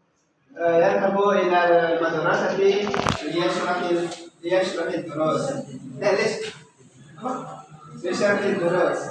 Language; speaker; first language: Arabic; non-native, learner; Indonesian